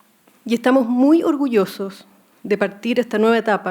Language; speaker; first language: Spanish; native; Spanish